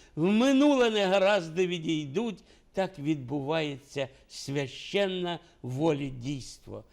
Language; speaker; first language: Ukrainian; non-native, local second language; Russian